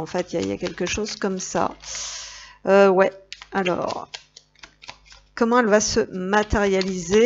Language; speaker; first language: French; native; French